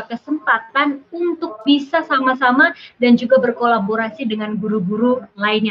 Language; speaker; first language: Indonesian; native; Indonesian